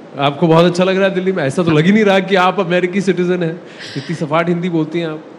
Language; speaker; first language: Hindi; native; Hindi